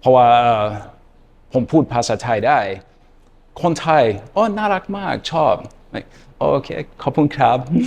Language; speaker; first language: Thai; non-native, learner; English